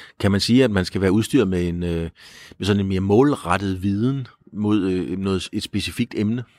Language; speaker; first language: Danish; native; Danish